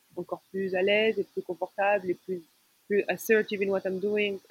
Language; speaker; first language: French; non-native, local second language; Arabic